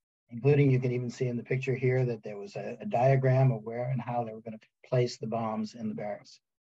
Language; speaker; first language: English; native; English